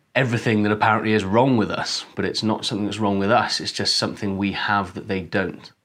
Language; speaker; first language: English; native; English